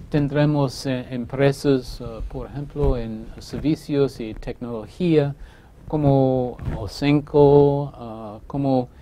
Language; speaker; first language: Spanish; non-native, fluent; English